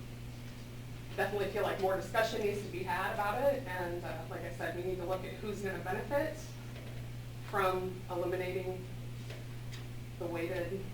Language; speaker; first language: English; native; English